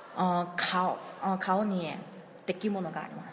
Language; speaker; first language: Japanese; non-native, learner; Chinese